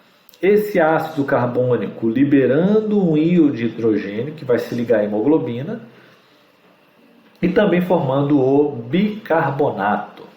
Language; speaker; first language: Portuguese; native; Portuguese